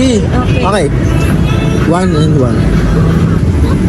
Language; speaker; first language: English; non-native, local second language; Filipino